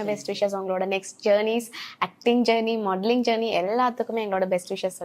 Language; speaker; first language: Tamil; native; Tamil